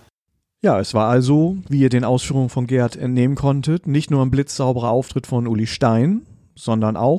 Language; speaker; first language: German; native; German